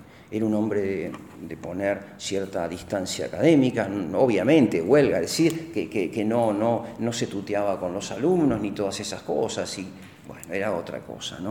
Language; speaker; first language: Spanish; native; Spanish